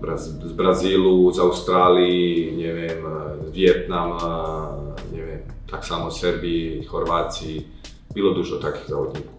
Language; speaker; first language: Polish; non-native, learner; Croatian